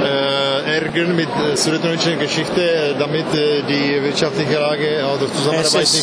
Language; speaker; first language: German; non-native, fluent; Czech